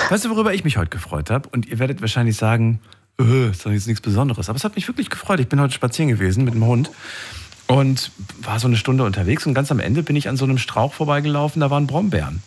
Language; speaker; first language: German; native; German